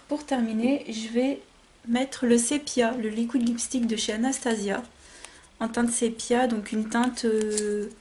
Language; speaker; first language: French; native; French